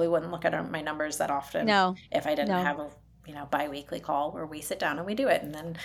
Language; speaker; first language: English; native; English